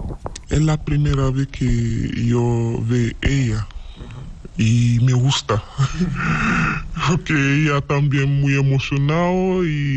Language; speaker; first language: Spanish; non-native, learner; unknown